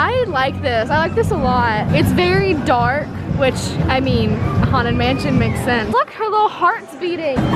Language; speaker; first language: English; native; English